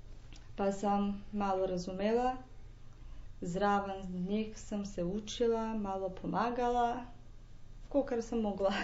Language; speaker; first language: Slovenian; non-native, local second language; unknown